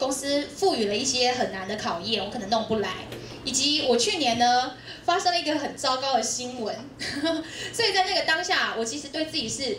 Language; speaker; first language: Chinese; native; Chinese